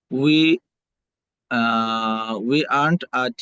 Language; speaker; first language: English; non-native, learner; Bangla